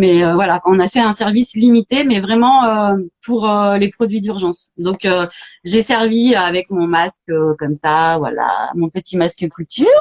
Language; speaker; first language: French; native; French